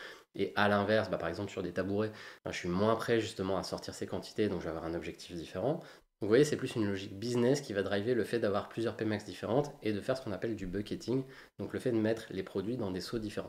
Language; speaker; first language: French; native; French